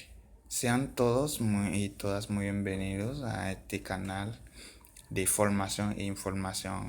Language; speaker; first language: Spanish; non-native, fluent; Haitian Creole